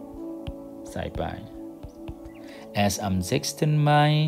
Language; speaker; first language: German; non-native, fluent; Thai